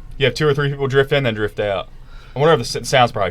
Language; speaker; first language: English; native; English